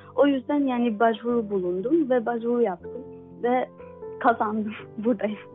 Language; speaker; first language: Turkish; non-native, learner; Albanian